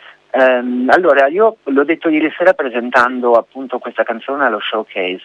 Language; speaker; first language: Italian; native; Italian